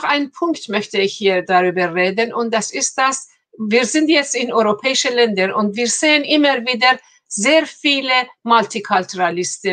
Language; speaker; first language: German; non-native, fluent; Persian